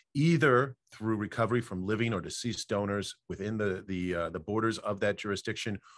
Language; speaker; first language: English; native; English